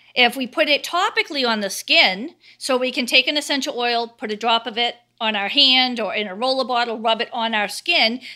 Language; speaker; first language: English; native; English